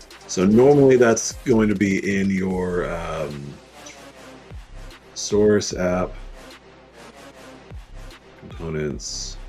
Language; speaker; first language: English; native; English